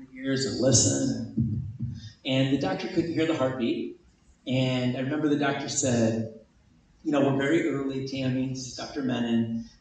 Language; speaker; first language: English; native; English